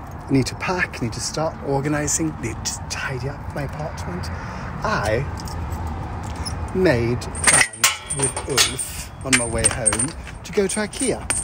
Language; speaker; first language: English; non-native, fluent; Swedish